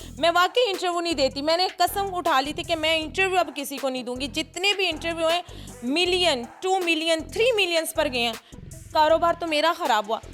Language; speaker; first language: Urdu; non-native, local second language; Punjabi